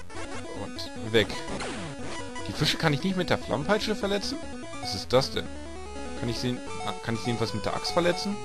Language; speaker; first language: German; native; German